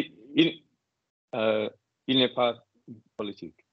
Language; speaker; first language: French; non-native, learner; English